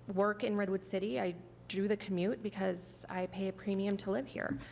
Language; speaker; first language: English; native; English